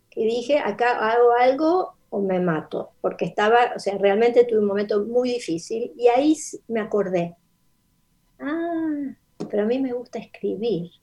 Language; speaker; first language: Spanish; native; Spanish